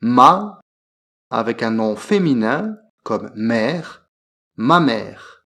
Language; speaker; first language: French; native; French